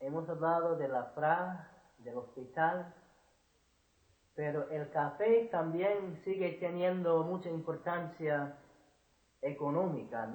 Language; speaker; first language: Spanish; non-native, fluent; English